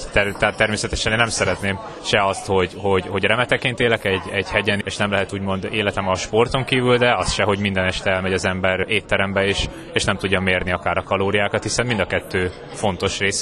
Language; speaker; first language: Hungarian; native; Hungarian